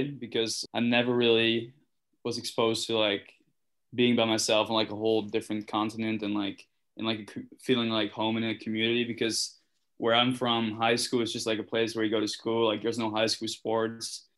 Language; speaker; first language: English; non-native, fluent; Dutch